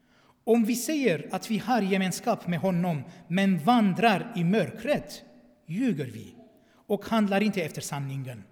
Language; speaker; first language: Swedish; non-native, fluent; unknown